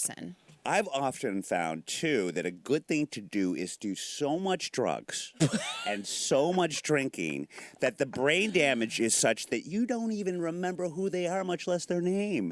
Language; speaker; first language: English; native; English